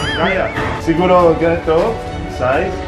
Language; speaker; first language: Filipino; non-native, learner; Arabic